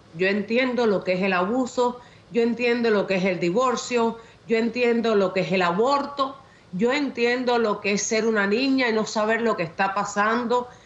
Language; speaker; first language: Spanish; native; Spanish